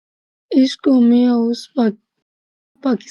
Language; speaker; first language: German; non-native, learner; Urdu